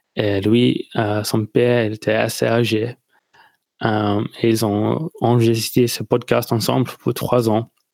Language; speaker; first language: French; non-native, learner; English